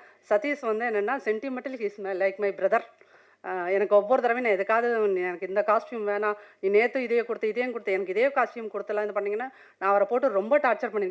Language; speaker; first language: Tamil; native; Tamil